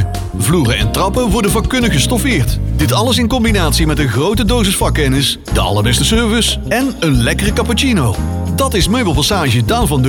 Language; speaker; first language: Dutch; native; Dutch